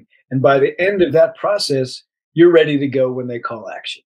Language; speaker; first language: English; native; English